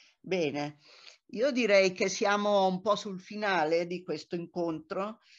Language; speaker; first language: Italian; native; Italian